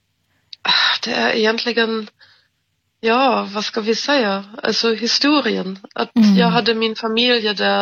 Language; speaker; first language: Swedish; non-native, fluent; German